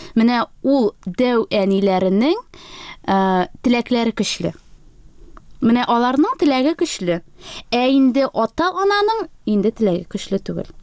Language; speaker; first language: Tatar; native; Tatar